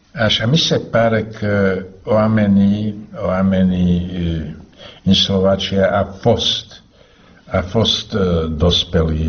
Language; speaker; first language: Romanian; non-native, learner; Slovak